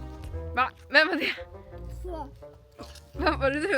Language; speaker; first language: Swedish; native; Swedish